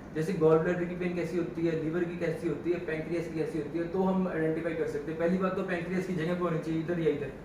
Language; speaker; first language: Hindi; non-native, local second language; Punjabi